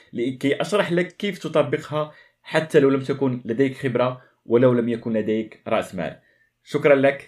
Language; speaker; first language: Arabic; native; Arabic